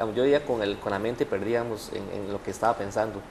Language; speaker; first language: Spanish; native; Spanish